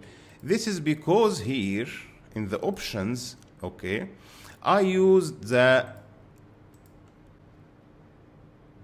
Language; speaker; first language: English; non-native, fluent; Arabic